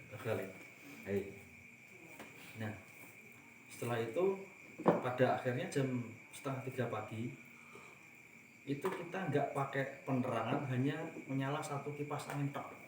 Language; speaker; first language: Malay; non-native, local second language; Javanese